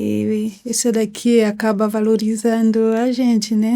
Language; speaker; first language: Portuguese; non-native, fluent; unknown